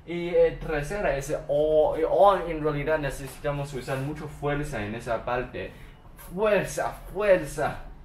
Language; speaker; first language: Spanish; non-native, learner; Chinese